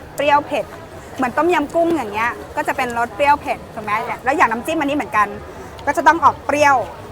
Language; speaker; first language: Thai; native; Thai